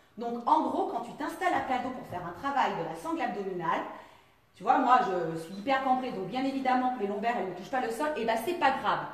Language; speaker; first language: French; native; French